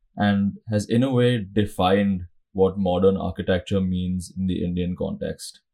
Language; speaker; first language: English; non-native, local second language; Hindi